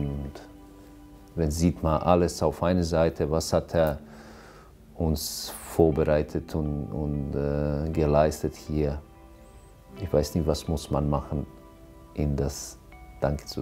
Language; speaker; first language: German; non-native, fluent; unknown